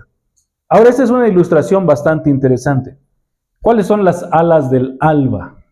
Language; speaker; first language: Spanish; native; Spanish